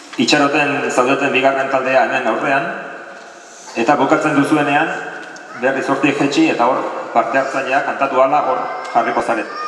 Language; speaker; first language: Basque; native; Basque